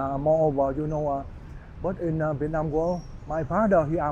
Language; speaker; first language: English; non-native, learner; Vietnamese